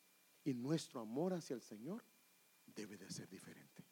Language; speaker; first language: Spanish; native; Spanish